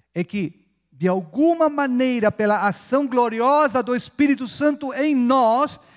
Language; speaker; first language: Portuguese; non-native, fluent; Spanish